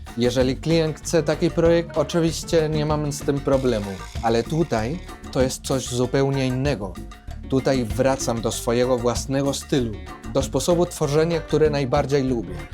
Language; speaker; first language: Polish; non-native, fluent; Spanish